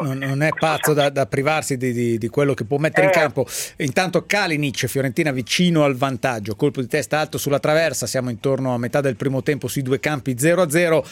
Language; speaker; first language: Italian; native; Italian